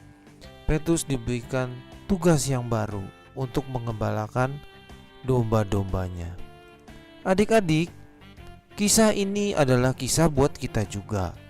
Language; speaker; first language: Indonesian; native; Indonesian